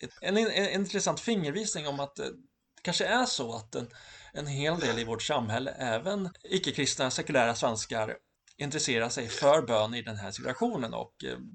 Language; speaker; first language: Swedish; native; Swedish